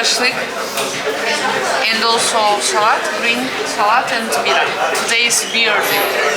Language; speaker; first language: English; non-native, fluent; Russian